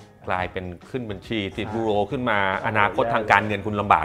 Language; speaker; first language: Thai; native; Thai